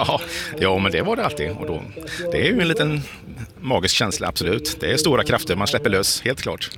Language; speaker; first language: Swedish; native; Swedish